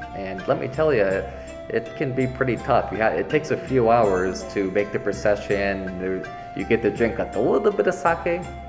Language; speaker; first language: English; native; English